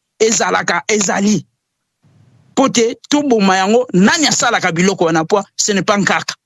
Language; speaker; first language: Lingala; non-native, local second language; Kongo